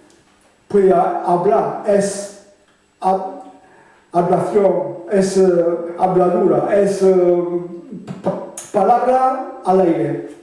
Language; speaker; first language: Spanish; non-native, fluent; French